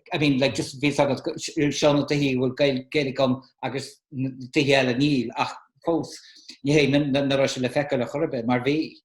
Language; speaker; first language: Irish; native; Irish